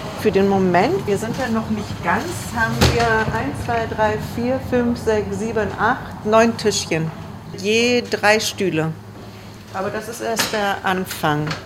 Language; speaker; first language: German; early bilingual, other home language; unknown